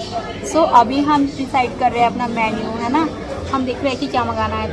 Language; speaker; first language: Hindi; native; Hindi